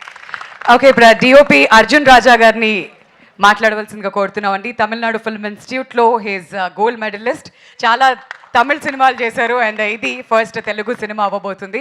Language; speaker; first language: Telugu; native; Telugu